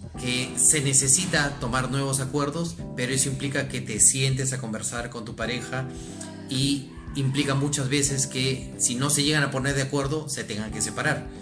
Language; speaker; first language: Spanish; native; Spanish